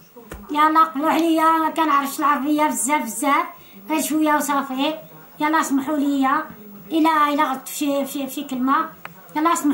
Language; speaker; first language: Arabic; non-native, local second language; Central Atlas Tamazight